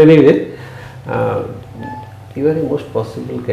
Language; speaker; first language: English; non-native, local second language; Odia